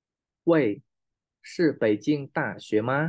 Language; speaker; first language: Chinese; non-native, learner; Khmer